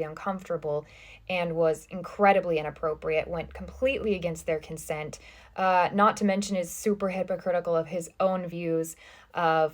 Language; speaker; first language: English; native; English